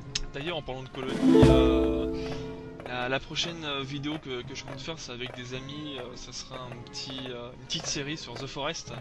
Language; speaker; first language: French; native; French